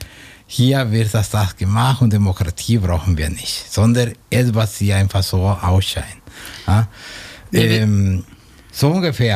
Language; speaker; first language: German; non-native, fluent; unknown